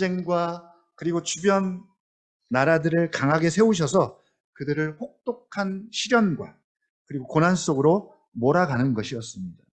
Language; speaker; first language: Korean; native; Korean